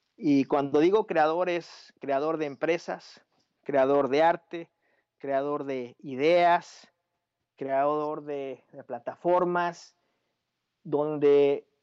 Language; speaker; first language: Spanish; native; Spanish